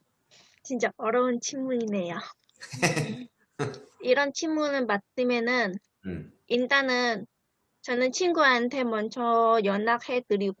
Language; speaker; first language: Korean; non-native, fluent; Vietnamese